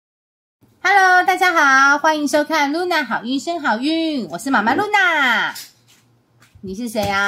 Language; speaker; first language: Chinese; native; Chinese